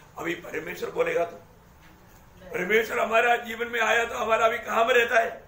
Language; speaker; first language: Hindi; non-native, local second language; Malayalam